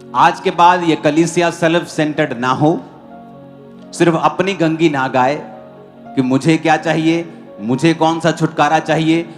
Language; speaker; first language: Hindi; non-native, local second language; Punjabi